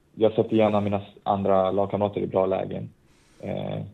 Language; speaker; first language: Swedish; native; Swedish